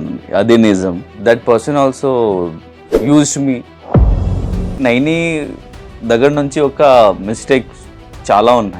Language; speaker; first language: Telugu; non-native, local second language; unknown